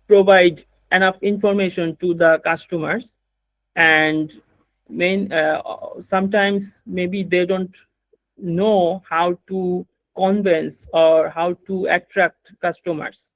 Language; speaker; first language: English; non-native, learner; Bangla